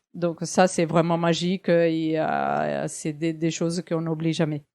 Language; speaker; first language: French; non-native, fluent; Portuguese